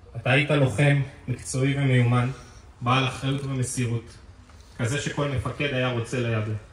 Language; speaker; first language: Hebrew; native; Hebrew